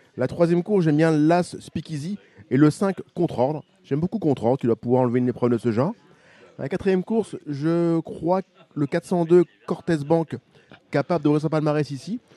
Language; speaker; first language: French; native; French